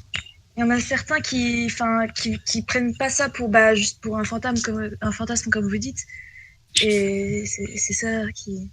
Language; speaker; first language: French; native; French